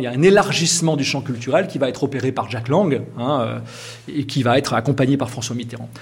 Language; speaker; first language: French; native; French